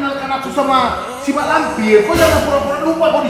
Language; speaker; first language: Indonesian; native; Indonesian